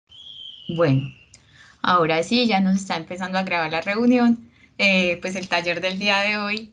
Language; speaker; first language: Spanish; native; Spanish